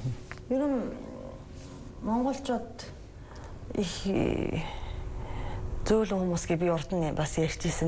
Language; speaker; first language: Mongolian; non-native, fluent; Japanese